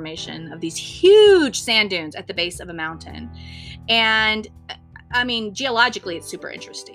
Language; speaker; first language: English; native; English